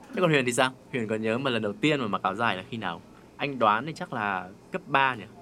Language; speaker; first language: Vietnamese; native; Vietnamese